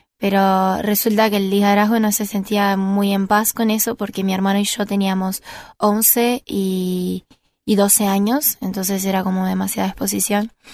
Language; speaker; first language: Spanish; non-native, fluent; Portuguese